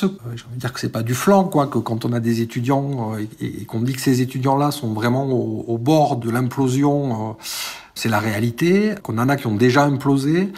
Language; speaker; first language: French; native; French